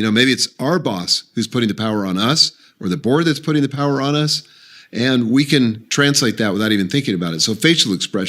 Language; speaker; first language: English; native; English